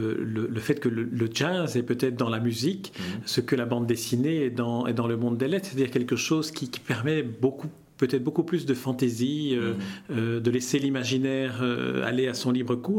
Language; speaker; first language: French; native; French